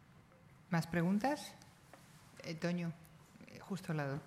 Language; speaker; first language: Spanish; native; Spanish